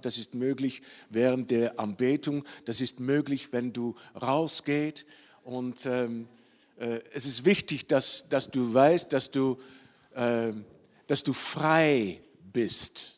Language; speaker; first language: German; non-native, learner; Dutch